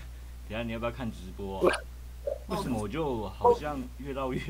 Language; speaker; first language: Chinese; native; Chinese